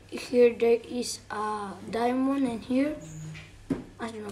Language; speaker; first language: English; non-native, learner; Spanish